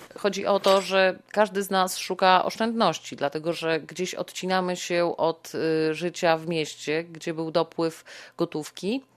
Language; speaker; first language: Polish; native; Polish